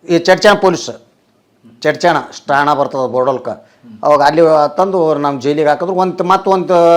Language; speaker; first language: Kannada; native; Kannada